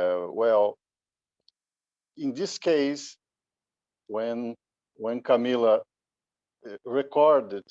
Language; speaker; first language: English; non-native, learner; Portuguese